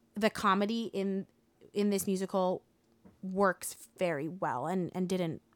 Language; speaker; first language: English; native; English